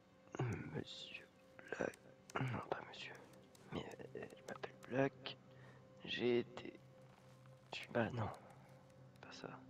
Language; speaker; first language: French; native; French